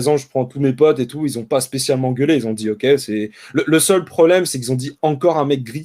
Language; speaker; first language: French; native; French